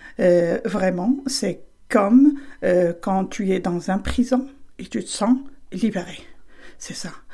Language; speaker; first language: French; non-native, fluent; Spanish